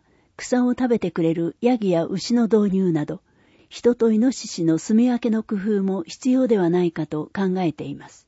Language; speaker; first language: Japanese; native; Japanese